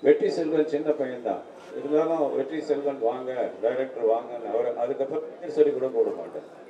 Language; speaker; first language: Tamil; native; Tamil